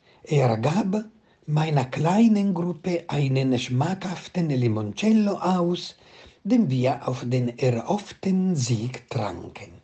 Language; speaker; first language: German; non-native, fluent; Italian